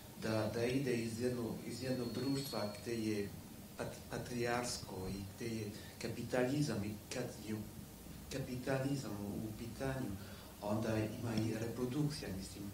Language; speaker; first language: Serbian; non-native, learner; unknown